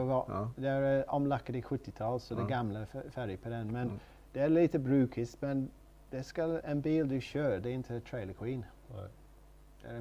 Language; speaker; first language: Swedish; non-native, learner; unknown